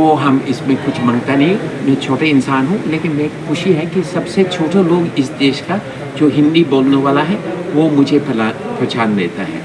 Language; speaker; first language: Hindi; non-native, fluent; English